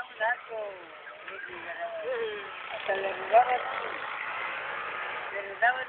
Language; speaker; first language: Spanish; native; Spanish